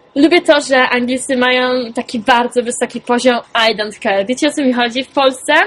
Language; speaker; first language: Polish; native; Polish